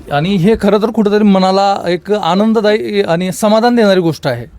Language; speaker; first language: Marathi; native; Marathi